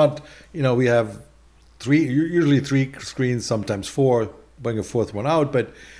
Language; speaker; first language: English; non-native, fluent; German